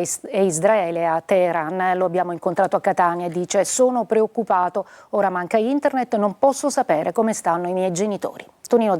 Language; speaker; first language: Italian; native; Italian